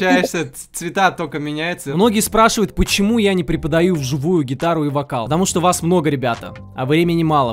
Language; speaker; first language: Russian; native; Russian